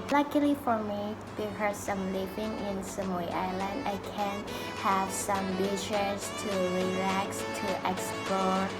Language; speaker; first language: English; non-native, learner; Thai